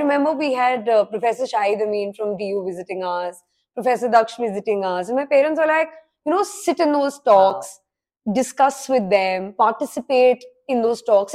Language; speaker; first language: English; non-native, local second language; Hindi